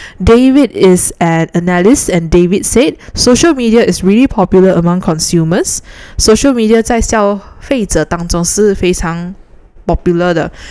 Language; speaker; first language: English; non-native, local second language; Chinese